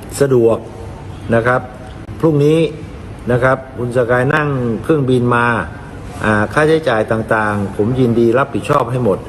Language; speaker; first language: Thai; native; Thai